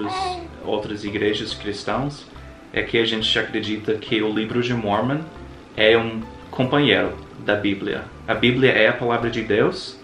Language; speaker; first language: Portuguese; non-native, fluent; English